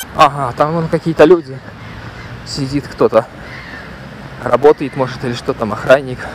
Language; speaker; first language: Russian; native; Russian